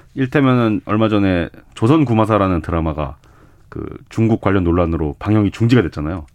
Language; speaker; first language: Korean; native; Korean